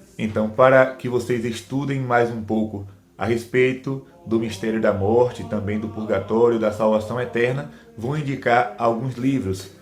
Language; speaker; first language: Portuguese; native; Portuguese